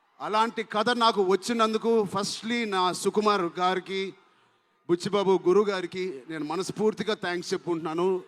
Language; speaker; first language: Telugu; native; Telugu